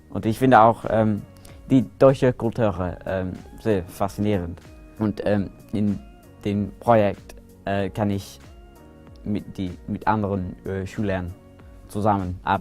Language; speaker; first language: German; non-native, learner; English